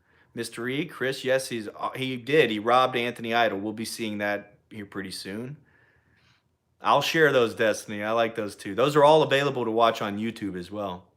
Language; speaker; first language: English; native; English